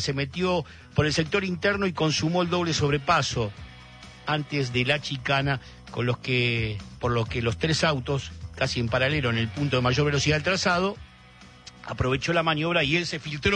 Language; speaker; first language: Spanish; native; Spanish